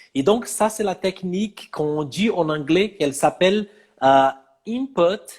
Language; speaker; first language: French; non-native, fluent; Portuguese